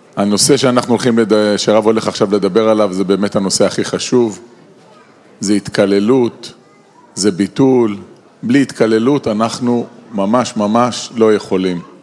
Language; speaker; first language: Hebrew; early bilingual, other home language; Russian